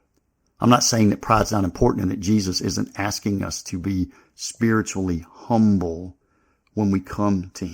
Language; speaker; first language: English; native; English